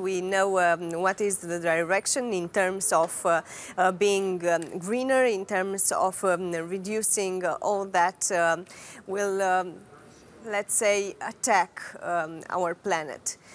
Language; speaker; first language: English; non-native, fluent; Romanian